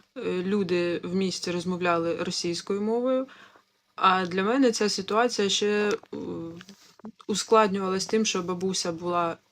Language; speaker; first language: Ukrainian; non-native, local second language; Russian